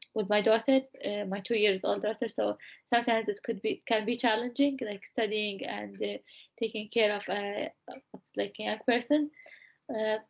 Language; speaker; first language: English; non-native, fluent; Arabic